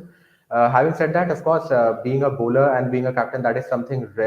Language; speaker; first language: English; non-native, local second language; Hindi